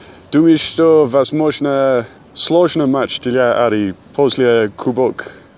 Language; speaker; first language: Russian; non-native, learner; English